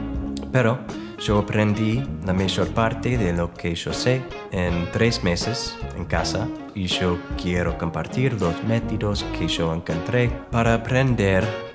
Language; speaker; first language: Spanish; non-native, fluent; English